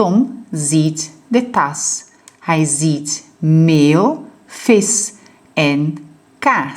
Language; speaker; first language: Dutch; non-native, fluent; Portuguese